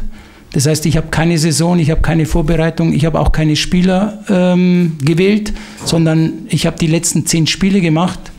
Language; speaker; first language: German; non-native, fluent; Italian